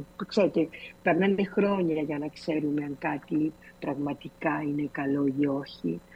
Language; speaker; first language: Greek; early bilingual, heritage; Spanish